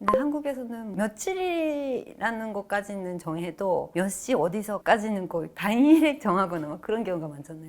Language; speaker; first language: Korean; non-native, fluent; Japanese